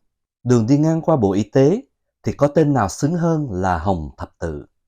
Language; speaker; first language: Vietnamese; native; Vietnamese